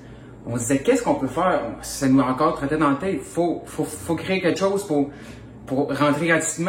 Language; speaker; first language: French; native; French